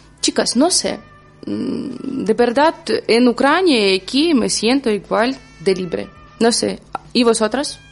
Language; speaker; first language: Spanish; non-native, learner; Ukrainian